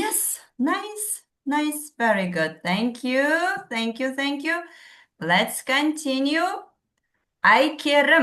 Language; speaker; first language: English; non-native, fluent; Kazakh